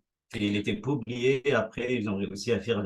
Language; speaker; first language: French; non-native, fluent; Persian